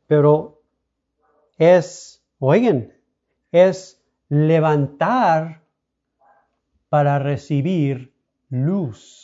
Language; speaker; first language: Spanish; early bilingual, heritage; Spanish